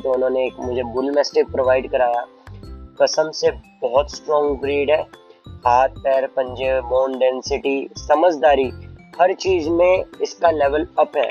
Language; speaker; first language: Hindi; native; Hindi